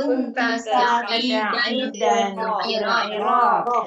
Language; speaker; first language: Arabic; non-native, learner; Indonesian